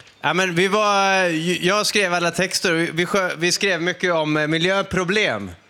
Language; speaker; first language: Swedish; native; Swedish